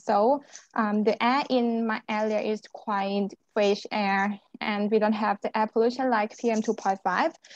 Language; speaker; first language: English; non-native, learner; Thai